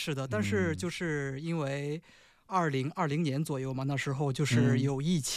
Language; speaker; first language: Chinese; native; Chinese